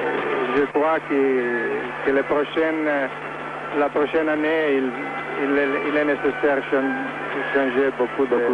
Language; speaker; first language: French; non-native, learner; Italian